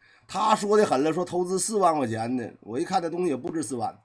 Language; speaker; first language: Chinese; native; Chinese